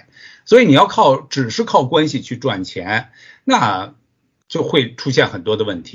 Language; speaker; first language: Chinese; native; Chinese